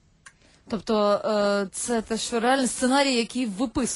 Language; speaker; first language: Ukrainian; native; Ukrainian